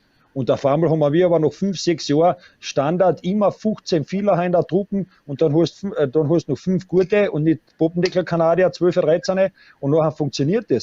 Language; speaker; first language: German; native; German